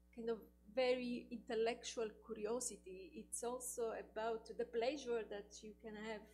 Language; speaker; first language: English; non-native, fluent; Italian